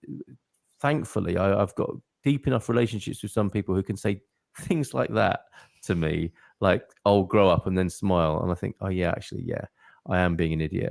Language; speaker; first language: English; native; English